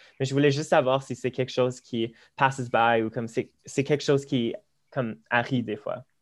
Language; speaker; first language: French; non-native, local second language; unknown